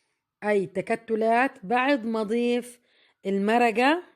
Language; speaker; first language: Arabic; native; Arabic